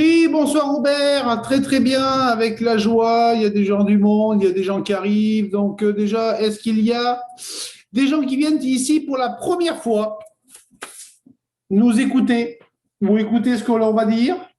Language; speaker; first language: French; native; French